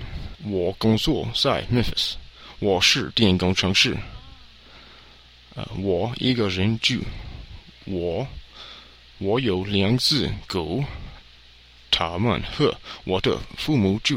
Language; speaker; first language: Chinese; non-native, learner; English